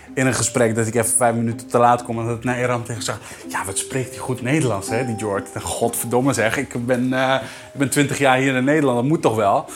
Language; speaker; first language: Dutch; early bilingual, other home language; Arabic